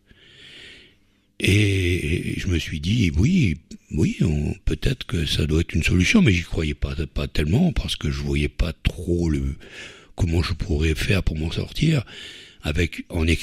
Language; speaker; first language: French; native; French